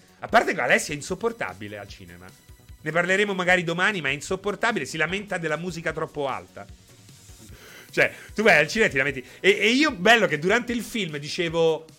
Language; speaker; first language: Italian; native; Italian